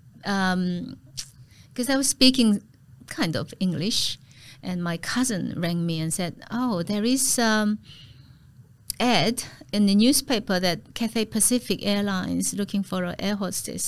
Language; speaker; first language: English; non-native, fluent; Korean